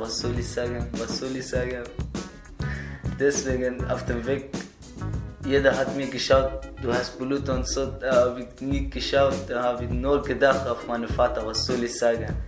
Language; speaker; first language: German; non-native, learner; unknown